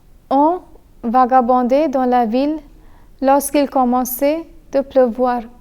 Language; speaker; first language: French; non-native, fluent; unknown